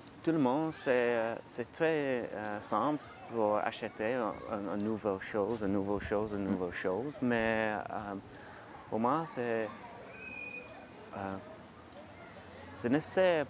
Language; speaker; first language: French; non-native, learner; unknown